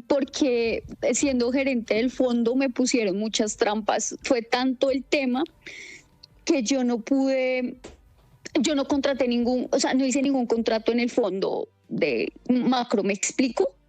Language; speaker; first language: Spanish; native; Spanish